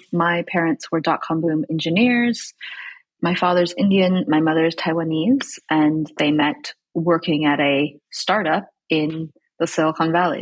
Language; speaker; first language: English; early bilingual, other home language; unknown